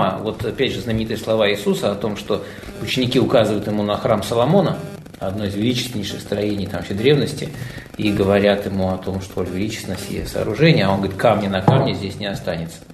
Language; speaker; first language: Russian; native; Russian